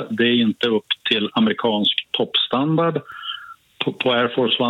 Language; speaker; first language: Swedish; native; Swedish